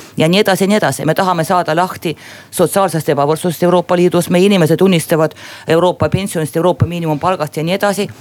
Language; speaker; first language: Estonian; non-native, local second language; Russian